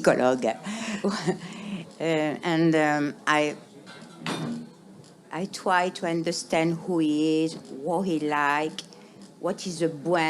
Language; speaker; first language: English; non-native, fluent; French